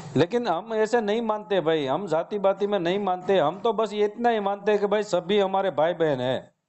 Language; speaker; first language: Hindi; non-native, local second language; Gujarati